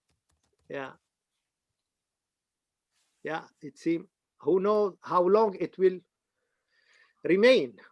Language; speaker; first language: English; non-native, fluent; Arabic